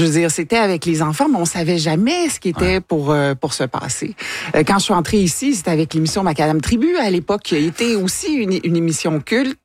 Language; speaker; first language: French; native; French